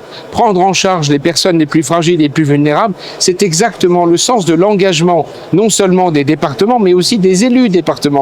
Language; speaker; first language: French; native; French